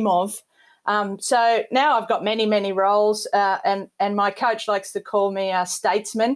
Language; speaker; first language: English; native; English